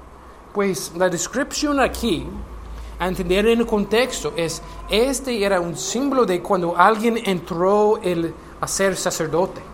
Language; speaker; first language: Spanish; non-native, learner; English